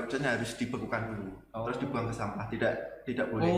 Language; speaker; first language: Indonesian; native; Indonesian